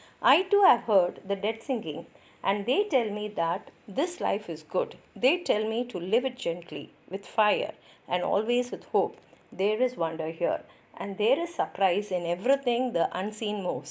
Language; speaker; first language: English; non-native, local second language; Tamil